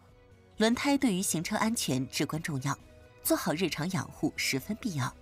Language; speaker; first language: Chinese; native; Chinese